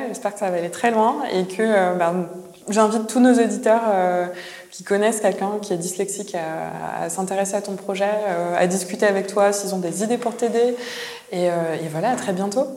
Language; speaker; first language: French; native; French